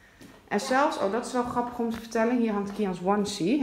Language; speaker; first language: Dutch; native; Dutch